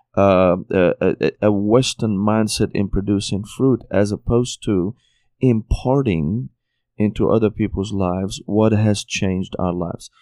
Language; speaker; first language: English; non-native, fluent; Arabic